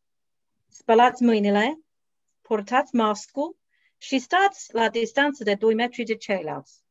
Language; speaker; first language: Romanian; non-native, learner; English